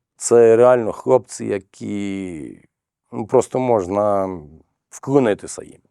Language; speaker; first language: Ukrainian; native; Ukrainian